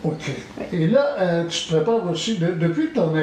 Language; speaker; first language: French; native; French